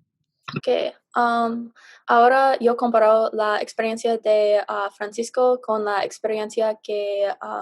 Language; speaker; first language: Spanish; non-native, fluent; English